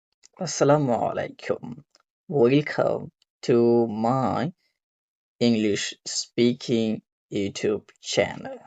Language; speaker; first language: English; non-native, learner; Bangla